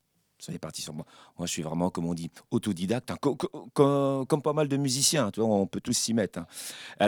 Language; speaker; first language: French; native; French